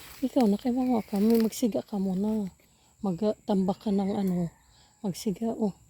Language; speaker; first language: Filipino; non-native, local second language; Waray